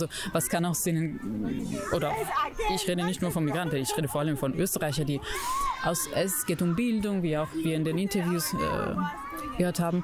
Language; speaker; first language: German; non-native, fluent; Italian